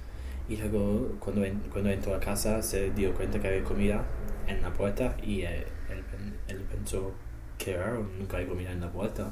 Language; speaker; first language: Spanish; non-native, learner; English